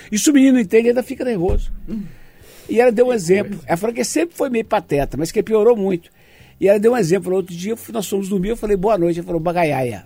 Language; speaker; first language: Portuguese; native; Portuguese